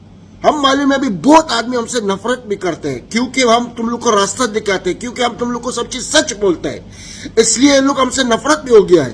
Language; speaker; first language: Hindi; non-native, learner; Arabic